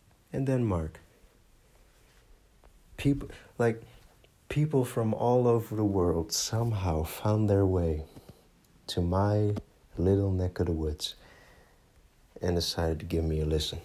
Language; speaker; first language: English; non-native, fluent; Dutch